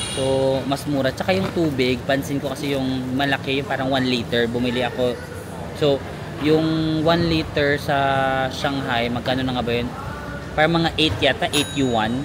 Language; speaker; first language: Filipino; non-native, local second language; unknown